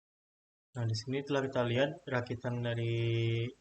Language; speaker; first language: Indonesian; native; Indonesian